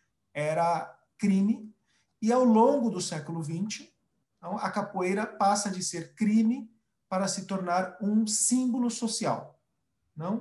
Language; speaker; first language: Portuguese; early bilingual, other home language; Spanish